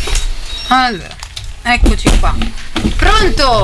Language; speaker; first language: Italian; native; Italian